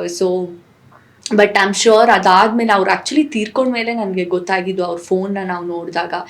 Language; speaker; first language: Kannada; non-native, local second language; Tulu